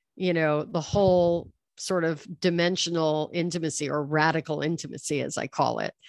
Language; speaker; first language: English; native; English